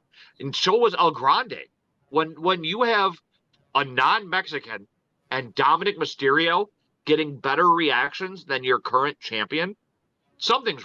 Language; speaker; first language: English; native; English